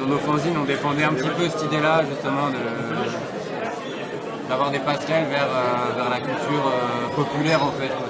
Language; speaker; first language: French; native; French